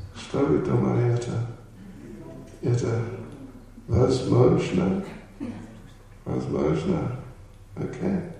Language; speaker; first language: Russian; non-native, learner; English